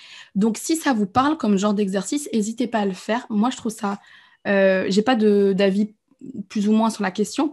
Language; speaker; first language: French; native; French